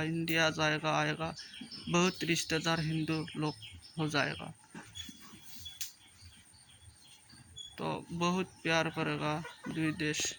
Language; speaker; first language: Hindi; non-native, learner; Bangla